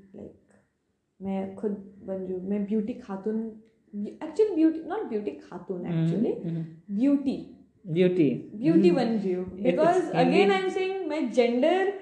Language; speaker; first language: Hindi; non-native, local second language; Bangla